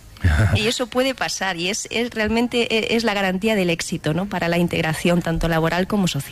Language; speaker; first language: Spanish; native; Spanish